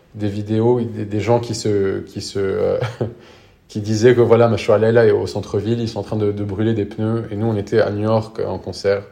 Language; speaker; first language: French; non-native, local second language; Arabic